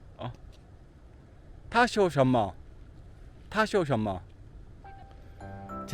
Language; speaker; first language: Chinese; non-native, learner; Korean